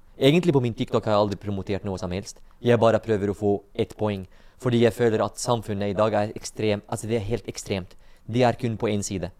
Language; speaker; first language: Norwegian; non-native, fluent; Arabic